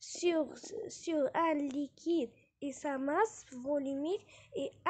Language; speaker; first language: French; non-native, local second language; Arabic